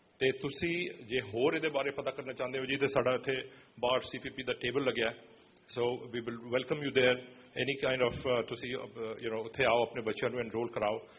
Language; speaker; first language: Punjabi; early bilingual, other home language; English